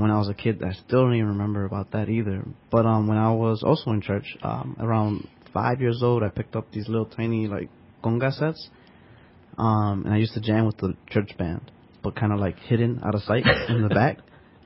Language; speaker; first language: English; early bilingual, other home language; Spanish